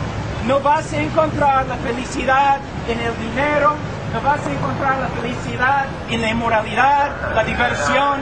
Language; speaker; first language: Spanish; non-native, fluent; English